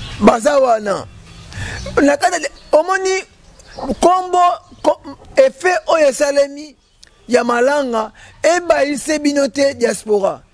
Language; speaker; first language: Lingala; non-native, local second language; Kongo